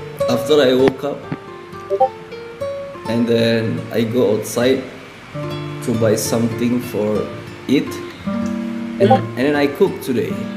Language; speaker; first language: English; non-native, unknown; Indonesian